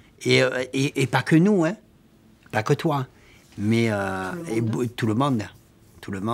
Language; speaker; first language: French; native; French